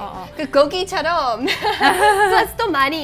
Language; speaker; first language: Korean; non-native, fluent; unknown